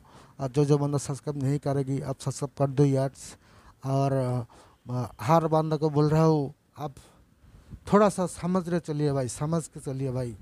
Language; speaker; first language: Hindi; non-native, learner; Bangla